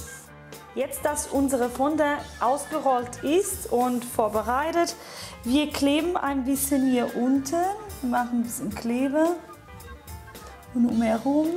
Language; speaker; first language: German; non-native, fluent; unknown